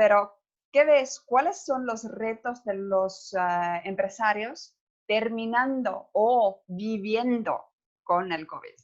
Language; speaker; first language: Spanish; non-native, fluent; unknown